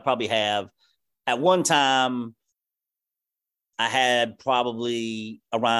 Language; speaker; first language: English; native; English